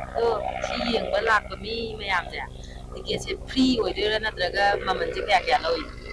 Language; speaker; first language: Manipuri; native; Manipuri